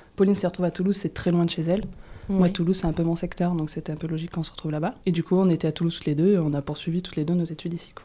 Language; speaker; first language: French; native; French